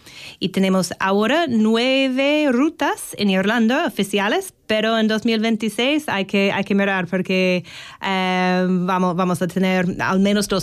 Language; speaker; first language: Spanish; non-native, fluent; English